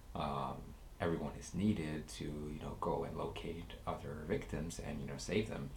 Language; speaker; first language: English; native; English